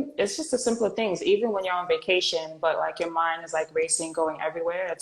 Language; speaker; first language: English; native; English